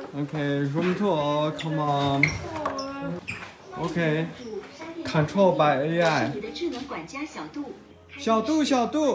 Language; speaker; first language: English; non-native, learner; Chinese